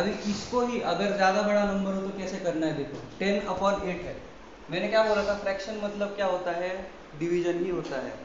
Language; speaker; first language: Hindi; non-native, local second language; Marathi